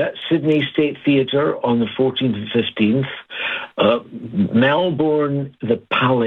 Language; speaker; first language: English; native; English